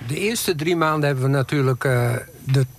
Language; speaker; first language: Dutch; native; Dutch